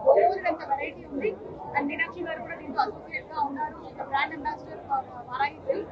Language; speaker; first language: Telugu; native; Telugu